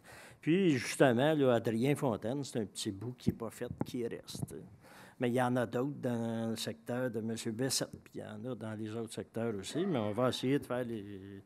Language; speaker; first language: French; native; French